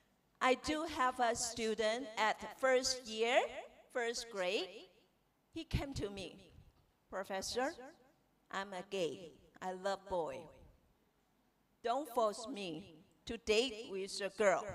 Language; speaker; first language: English; non-native, learner; Chinese